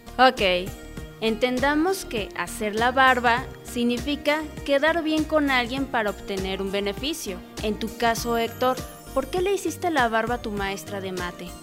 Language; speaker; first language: Spanish; native; Spanish